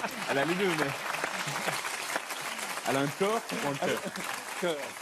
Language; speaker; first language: French; native; French